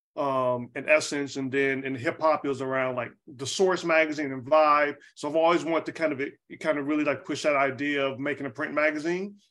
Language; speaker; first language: English; native; English